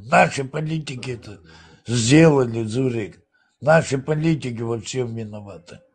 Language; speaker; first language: Russian; non-native, local second language; Abkhazian